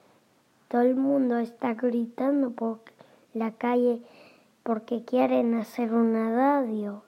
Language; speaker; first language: Spanish; early bilingual, heritage; Spanish